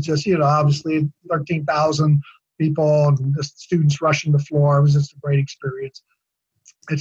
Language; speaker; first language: English; native; English